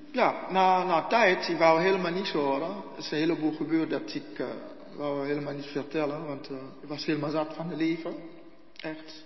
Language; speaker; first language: Dutch; non-native, learner; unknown